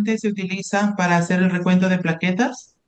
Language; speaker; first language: Spanish; native; Spanish